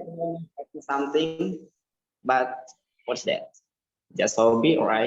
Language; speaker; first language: English; non-native, learner; Indonesian